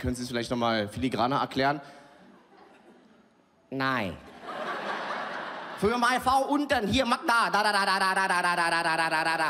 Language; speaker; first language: German; early bilingual, other home language; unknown